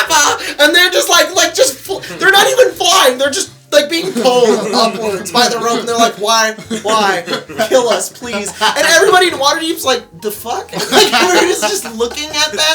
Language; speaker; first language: English; native; English